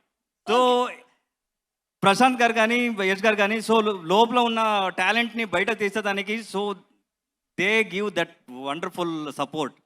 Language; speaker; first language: Telugu; non-native, learner; Kannada